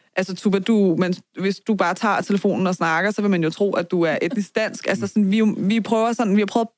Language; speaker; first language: Danish; early bilingual, other home language; Persian